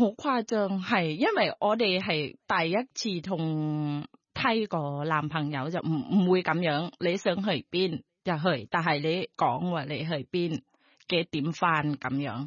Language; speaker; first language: Cantonese; non-native, learner; Thai